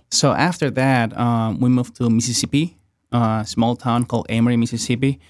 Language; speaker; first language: English; non-native, fluent; Spanish